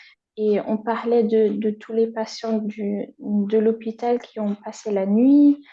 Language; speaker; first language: French; non-native, fluent; German